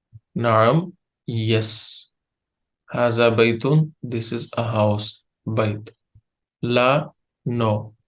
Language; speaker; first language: English; non-native, fluent; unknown